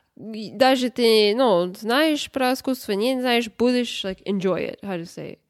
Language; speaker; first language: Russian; early bilingual, heritage; Russian